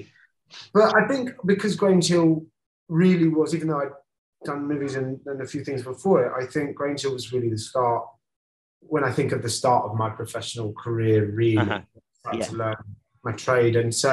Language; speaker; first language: English; native; English